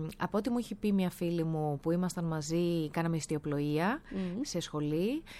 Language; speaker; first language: Greek; native; Greek